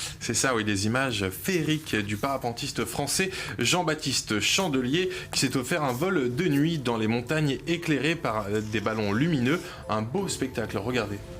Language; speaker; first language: French; native; French